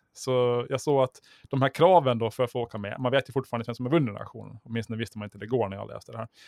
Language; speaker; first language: Swedish; native; Swedish